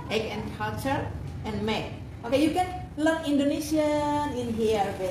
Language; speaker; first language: English; non-native, learner; Indonesian